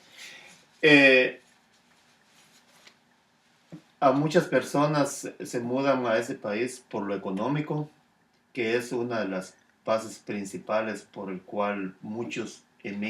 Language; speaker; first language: Spanish; native; Spanish